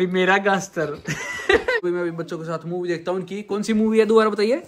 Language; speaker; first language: Hindi; native; Hindi